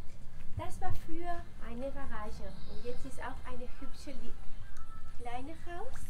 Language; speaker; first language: German; non-native, learner; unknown